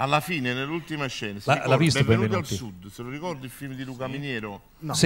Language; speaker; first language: Italian; native; Italian